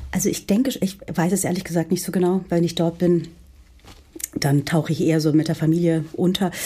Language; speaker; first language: German; early bilingual, heritage; Portuguese